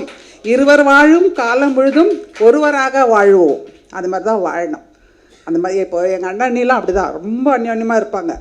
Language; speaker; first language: Tamil; native; Tamil